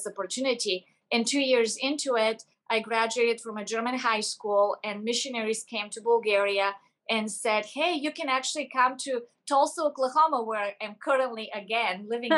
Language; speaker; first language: English; non-native, fluent; Bulgarian